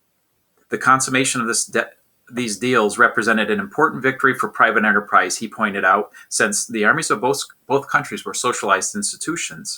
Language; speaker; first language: English; native; English